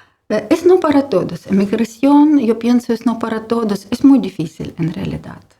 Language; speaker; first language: Spanish; non-native, learner; Ukrainian